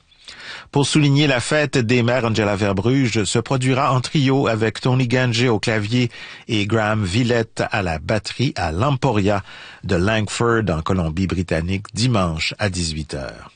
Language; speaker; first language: French; native; French